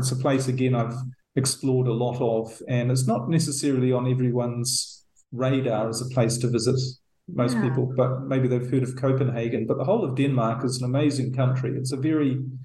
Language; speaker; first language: English; native; English